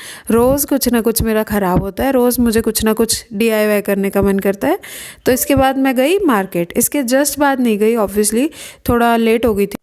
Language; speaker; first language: Hindi; native; Hindi